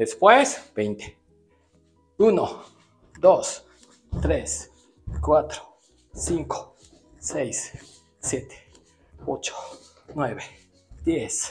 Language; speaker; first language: Spanish; non-native, learner; Japanese